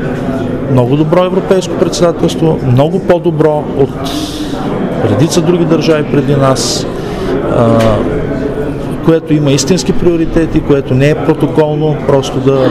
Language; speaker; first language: Bulgarian; native; Bulgarian